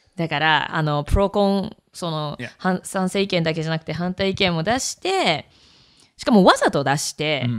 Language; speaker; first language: Japanese; native; Japanese